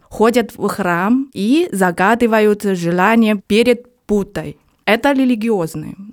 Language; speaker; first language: Russian; non-native, learner; Chinese